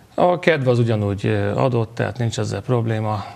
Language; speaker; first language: Hungarian; native; Hungarian